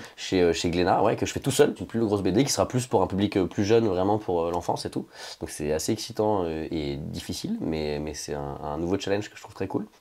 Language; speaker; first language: French; native; French